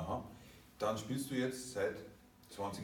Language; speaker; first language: German; native; German